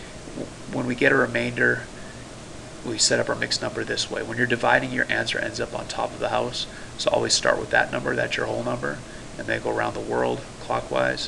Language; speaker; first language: English; native; English